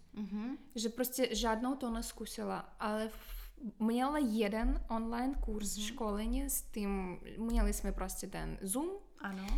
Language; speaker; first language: Czech; non-native, fluent; Ukrainian